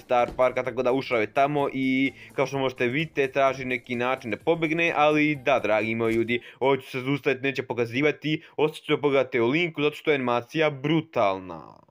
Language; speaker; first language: Serbian; native; Serbian